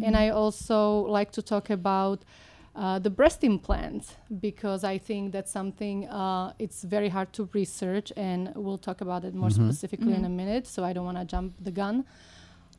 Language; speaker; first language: English; non-native, fluent; Slovak